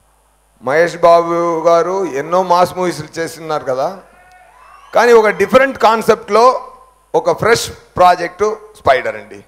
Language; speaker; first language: Telugu; non-native, fluent; Tamil